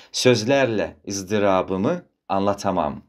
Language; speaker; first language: Turkish; non-native, fluent; Russian